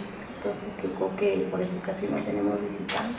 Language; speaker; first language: Spanish; native; Spanish